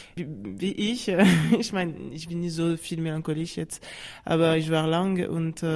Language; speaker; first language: German; non-native, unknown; French